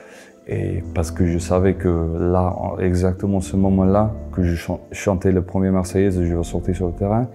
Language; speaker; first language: French; non-native, fluent; Afrikaans